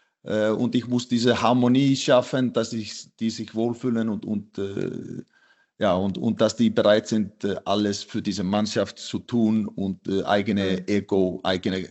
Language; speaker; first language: German; non-native, fluent; Icelandic